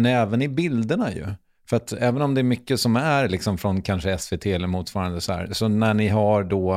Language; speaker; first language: Swedish; native; Swedish